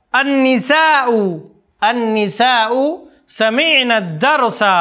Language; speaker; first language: Arabic; non-native, fluent; Urdu